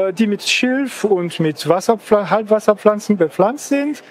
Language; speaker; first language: German; non-native, fluent; French